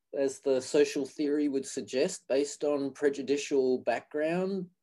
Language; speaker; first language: English; native; English